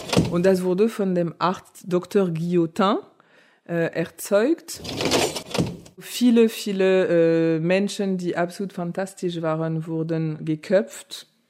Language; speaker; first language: German; non-native, fluent; French